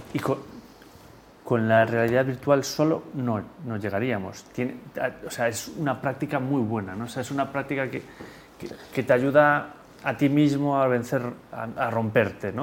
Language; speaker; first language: Spanish; native; Spanish